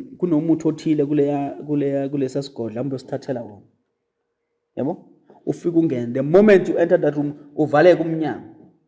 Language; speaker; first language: Zulu; native; Zulu